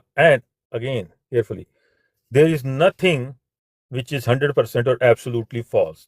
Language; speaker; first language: English; non-native, fluent; Punjabi